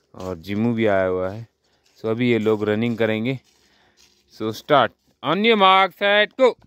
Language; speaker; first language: Hindi; native; Hindi